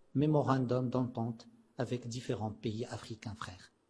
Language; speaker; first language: French; non-native, local second language; Arabic